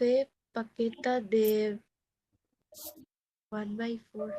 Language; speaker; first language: Spanish; non-native, learner; Bangla